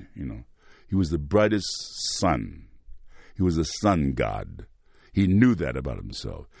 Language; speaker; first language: English; native; English